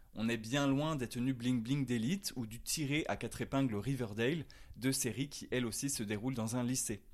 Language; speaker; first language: French; native; French